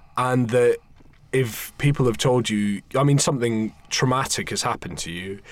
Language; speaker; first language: English; native; English